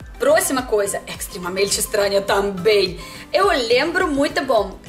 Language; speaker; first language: Portuguese; non-native, learner; Russian